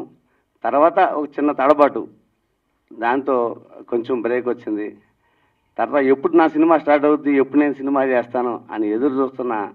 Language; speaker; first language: Telugu; native; Telugu